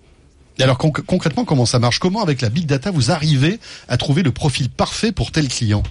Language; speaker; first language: French; native; French